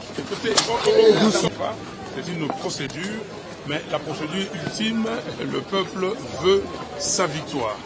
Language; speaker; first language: French; non-native, local second language; Lingala